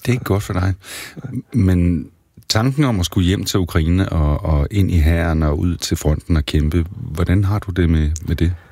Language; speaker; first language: Danish; native; Danish